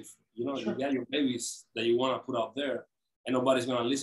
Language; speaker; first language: English; non-native, fluent; Spanish